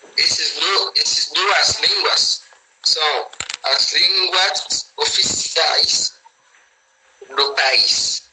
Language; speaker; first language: Portuguese; non-native, fluent; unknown